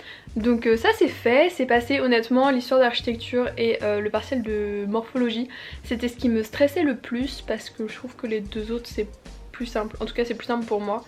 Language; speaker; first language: French; native; French